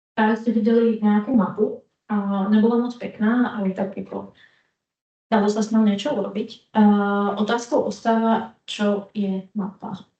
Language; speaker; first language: Slovak; native; Slovak